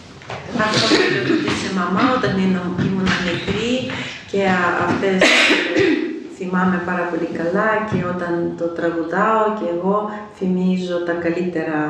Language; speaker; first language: Greek; non-native, fluent; Ukrainian